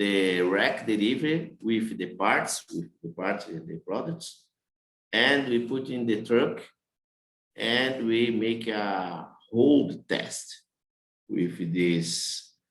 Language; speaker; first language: English; non-native, learner; Portuguese